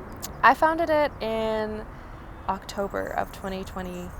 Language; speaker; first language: English; native; English